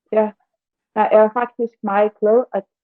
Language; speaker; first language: Danish; non-native, learner; Russian